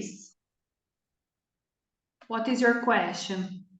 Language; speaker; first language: English; non-native, fluent; Portuguese